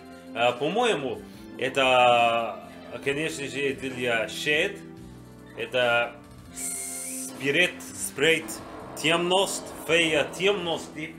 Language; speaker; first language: Russian; non-native, learner; English